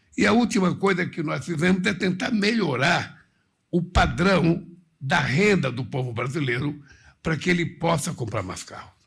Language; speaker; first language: Portuguese; native; Portuguese